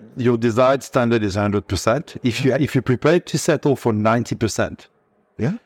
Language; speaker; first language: English; non-native, fluent; French